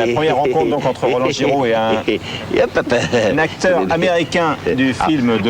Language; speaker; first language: French; native; French